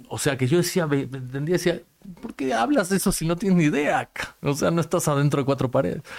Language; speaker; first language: Spanish; native; Spanish